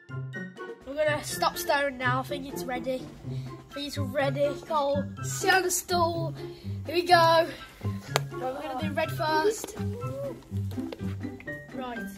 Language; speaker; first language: English; native; English